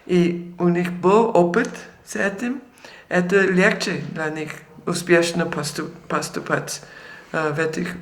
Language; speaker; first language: Russian; non-native, fluent; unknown